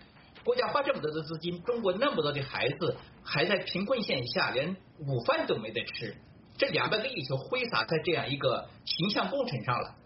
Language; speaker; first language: Chinese; native; Chinese